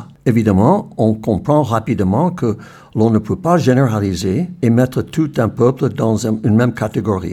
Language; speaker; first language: French; non-native, fluent; English